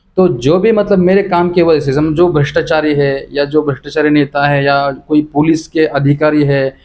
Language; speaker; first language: Hindi; non-native, local second language; Marathi